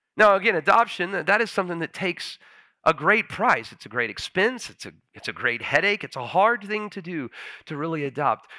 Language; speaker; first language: English; native; English